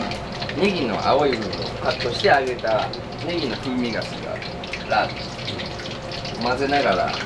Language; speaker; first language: Japanese; native; Japanese